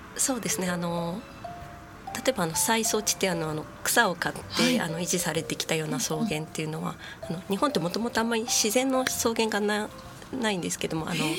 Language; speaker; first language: Japanese; native; Japanese